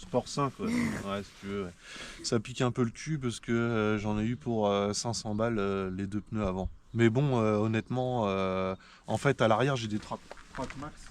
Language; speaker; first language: French; native; French